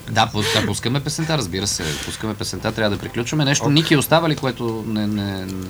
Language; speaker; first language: Bulgarian; native; Bulgarian